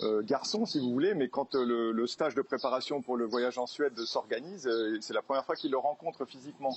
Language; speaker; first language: French; native; French